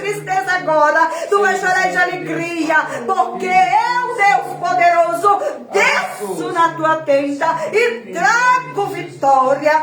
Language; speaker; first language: Portuguese; native; Portuguese